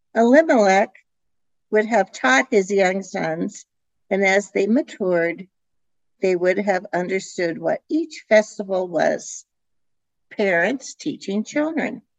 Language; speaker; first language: English; early bilingual, other home language; Dutch